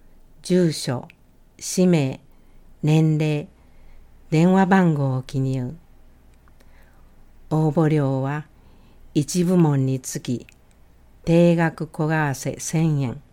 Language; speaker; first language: Japanese; native; Japanese